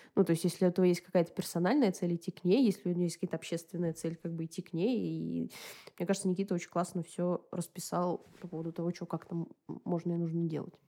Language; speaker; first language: Russian; native; Russian